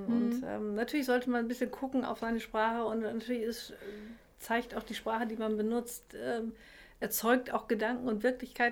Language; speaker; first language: German; native; German